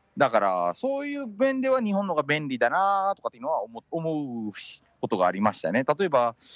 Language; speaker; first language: Japanese; early bilingual, heritage; Japanese